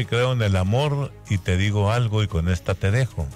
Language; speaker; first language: Spanish; native; Spanish